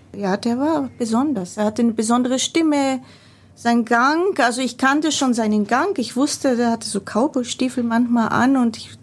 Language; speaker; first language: German; non-native, fluent; Greek